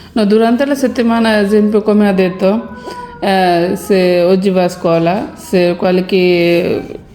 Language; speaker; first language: Italian; non-native, learner; Bangla